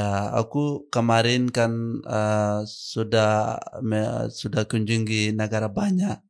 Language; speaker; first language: Indonesian; non-native, learner; Arabic